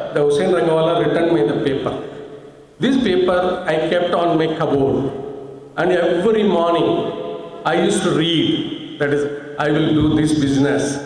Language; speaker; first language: English; non-native, local second language; Tamil